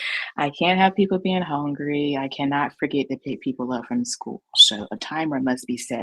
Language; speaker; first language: English; native; English